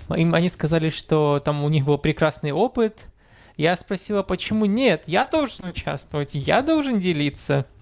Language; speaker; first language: Russian; non-native, fluent; Arabic